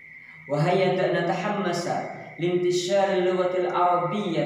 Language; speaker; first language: Arabic; non-native, learner; Indonesian